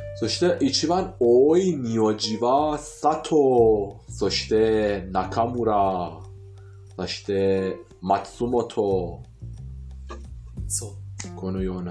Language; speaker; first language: Japanese; non-native, fluent; Persian